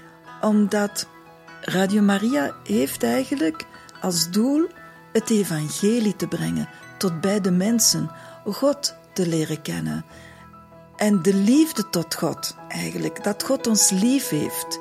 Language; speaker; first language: Dutch; native; Dutch